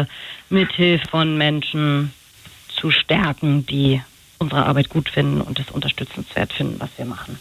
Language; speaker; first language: German; native; German